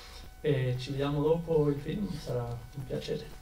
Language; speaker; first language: Italian; non-native, fluent; Spanish